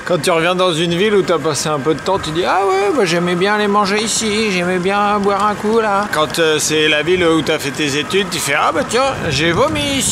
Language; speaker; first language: French; native; French